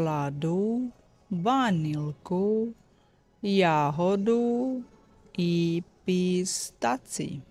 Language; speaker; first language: Czech; non-native, fluent; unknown